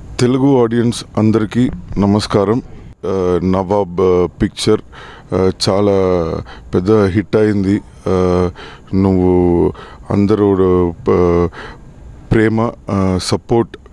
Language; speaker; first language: Telugu; non-native, learner; Tamil